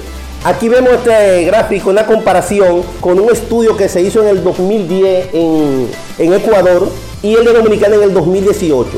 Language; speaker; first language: Spanish; native; Spanish